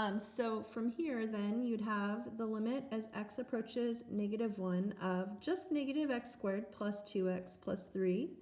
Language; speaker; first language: English; native; English